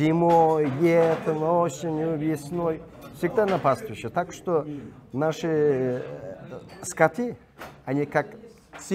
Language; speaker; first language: Russian; non-native, learner; Mongolian